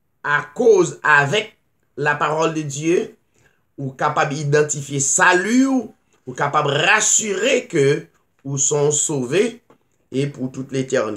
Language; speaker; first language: French; non-native, local second language; Haitian Creole